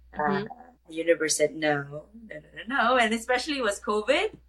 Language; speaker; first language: English; non-native, local second language; Malay